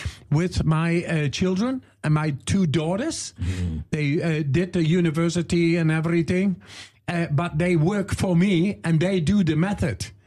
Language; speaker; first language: English; non-native, fluent; Dutch